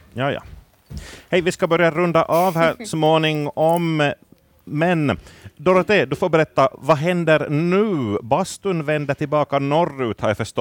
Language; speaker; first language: Swedish; native; Swedish